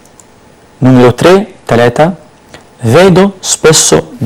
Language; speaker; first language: Italian; non-native, fluent; Arabic